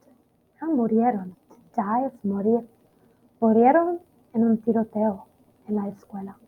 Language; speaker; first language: Spanish; non-native, fluent; Italian